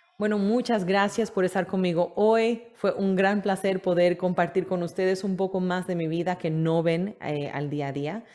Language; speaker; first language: Spanish; early bilingual, heritage; Spanish